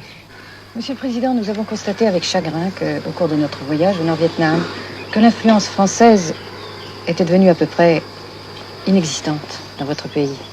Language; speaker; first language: French; native; French